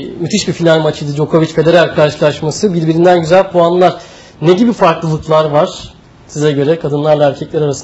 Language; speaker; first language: Turkish; native; Turkish